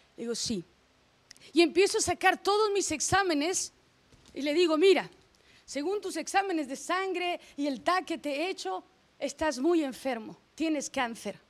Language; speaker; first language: Spanish; native; Spanish